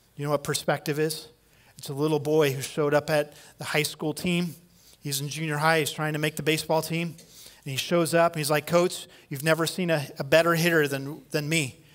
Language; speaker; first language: English; native; English